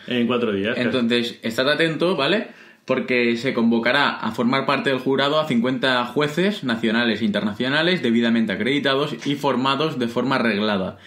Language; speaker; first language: Spanish; native; Spanish